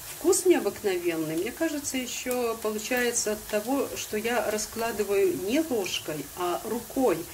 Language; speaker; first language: Russian; native; Russian